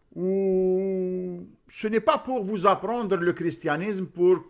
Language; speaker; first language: French; non-native, local second language; Arabic